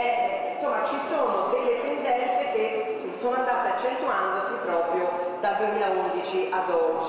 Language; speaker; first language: Italian; native; Italian